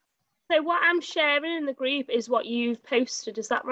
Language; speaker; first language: English; native; English